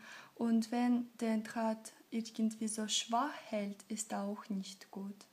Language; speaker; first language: German; non-native, fluent; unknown